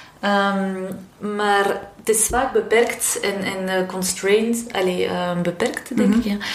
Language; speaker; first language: Dutch; non-native, local second language; French